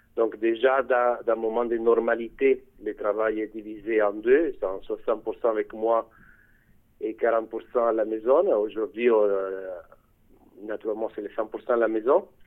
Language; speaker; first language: French; non-native, fluent; Italian